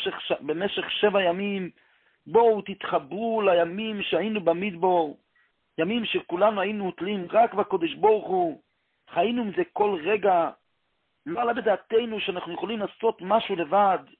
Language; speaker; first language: Hebrew; non-native, local second language; Yiddish